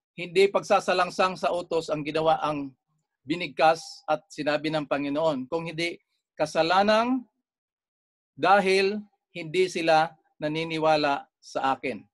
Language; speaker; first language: Filipino; non-native, local second language; Bikol